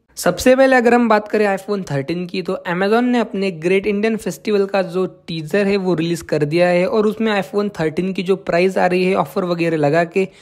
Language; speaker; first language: Hindi; non-native, local second language; Marathi